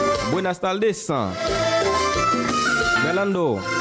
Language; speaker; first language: Spanish; non-native, learner; Haitian Creole